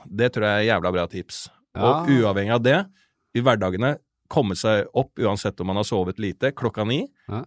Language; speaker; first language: Norwegian; native; Norwegian